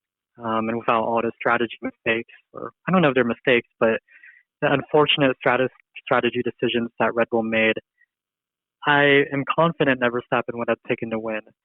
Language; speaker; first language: English; native; English